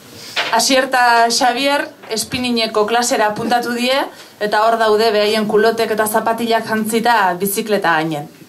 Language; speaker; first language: Basque; native; Basque